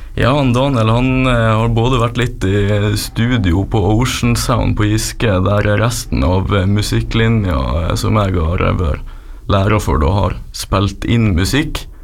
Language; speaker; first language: Norwegian; native; Norwegian